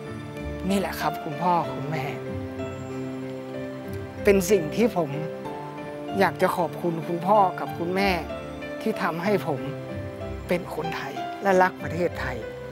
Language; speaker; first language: Thai; early bilingual, other home language; English